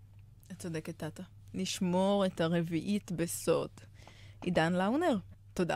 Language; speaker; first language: Hebrew; native; Hebrew